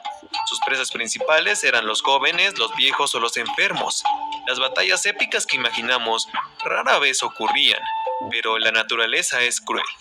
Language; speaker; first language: Spanish; native; Spanish